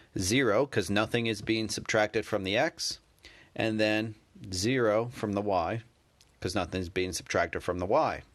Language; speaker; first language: English; native; English